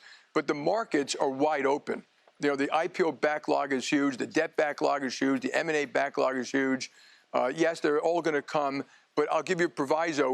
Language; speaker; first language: English; native; English